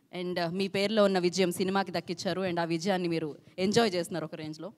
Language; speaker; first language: Telugu; native; Telugu